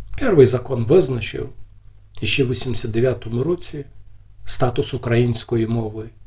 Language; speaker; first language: Ukrainian; native; Ukrainian